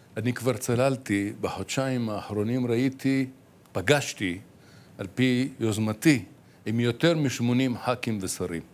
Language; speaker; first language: Hebrew; early bilingual, other home language; Arabic